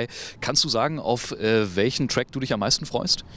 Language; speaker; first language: German; native; German